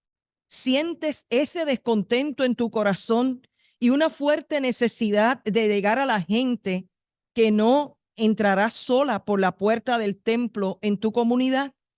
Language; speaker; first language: Spanish; native; Spanish